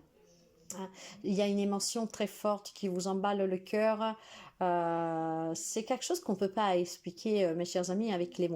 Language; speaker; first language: French; non-native, fluent; Italian